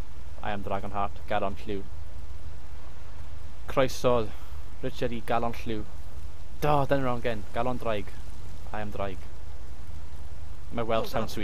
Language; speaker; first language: English; native; English